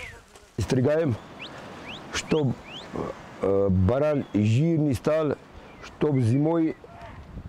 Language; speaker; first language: Russian; non-native, local second language; Georgian